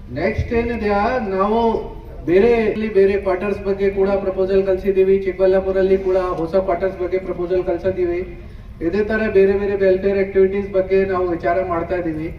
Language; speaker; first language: Kannada; non-native, local second language; Hindi